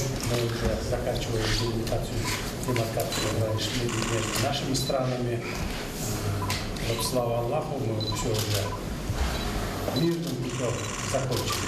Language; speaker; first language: Russian; non-native, local second language; Kyrgyz